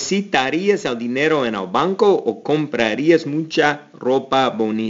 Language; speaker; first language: Spanish; non-native, fluent; English